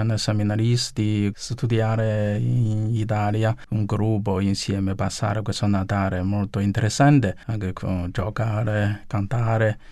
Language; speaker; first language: Italian; non-native, learner; Chinese